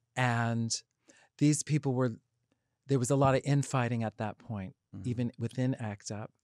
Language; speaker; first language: English; native; English